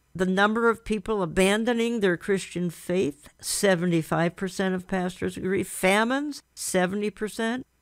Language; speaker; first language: English; native; English